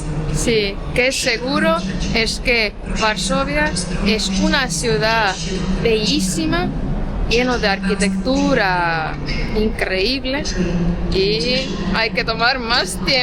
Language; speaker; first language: Spanish; non-native, fluent; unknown